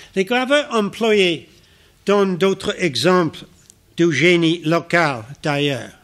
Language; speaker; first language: French; non-native, fluent; English